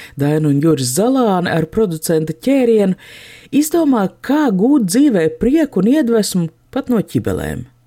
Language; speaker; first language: Latvian; native; Latvian